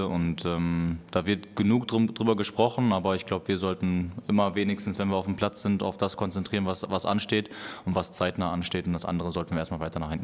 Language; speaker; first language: German; native; German